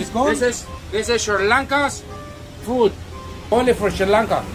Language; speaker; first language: English; non-native, learner; Spanish